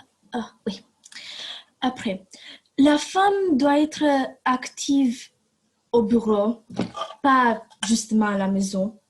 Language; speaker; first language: French; non-native, learner; Romanian